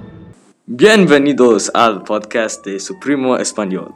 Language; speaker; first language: Spanish; non-native, learner; English